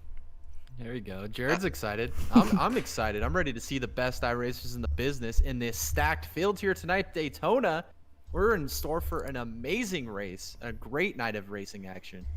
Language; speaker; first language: English; native; English